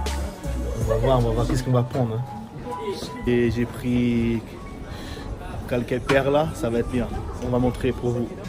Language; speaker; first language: French; non-native, fluent; Portuguese